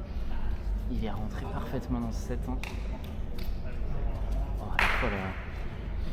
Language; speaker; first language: French; native; French